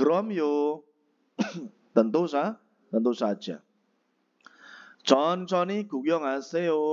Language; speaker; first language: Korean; non-native, fluent; Indonesian